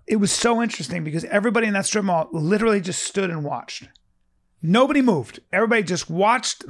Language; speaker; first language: English; early bilingual, other home language; French